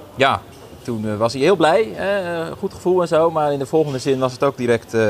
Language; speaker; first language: Dutch; native; Dutch